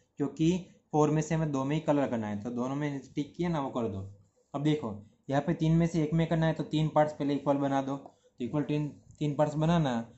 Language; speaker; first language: Hindi; non-native, local second language; Gujarati